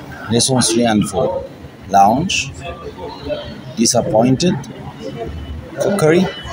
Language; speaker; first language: English; non-native, fluent; Arabic